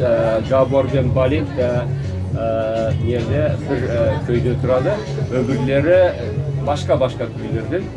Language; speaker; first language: Turkish; non-native, learner; Hungarian